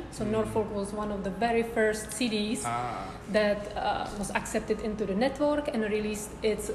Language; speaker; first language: English; non-native, fluent; Czech